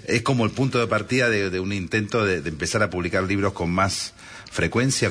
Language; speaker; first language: Spanish; native; Spanish